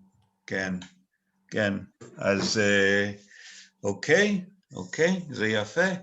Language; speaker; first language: Hebrew; non-native, fluent; English